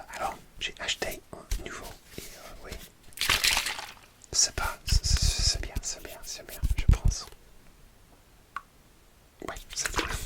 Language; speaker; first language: French; non-native, learner; English